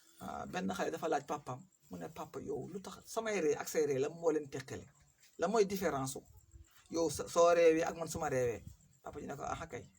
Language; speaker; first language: Wolof; non-native, local second language; Fula